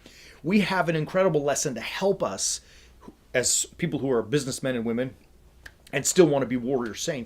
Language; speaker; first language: English; native; English